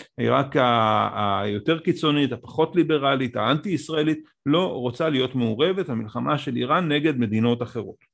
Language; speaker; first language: Hebrew; native; Hebrew